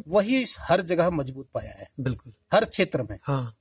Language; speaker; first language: Hindi; native; Hindi